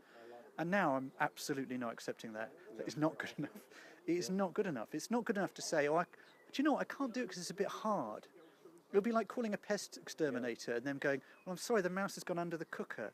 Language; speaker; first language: English; native; English